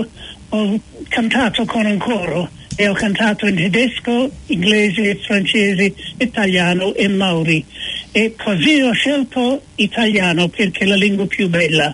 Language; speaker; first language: Italian; non-native, fluent; English